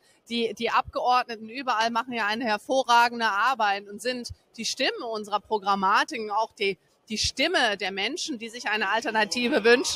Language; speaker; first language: German; native; German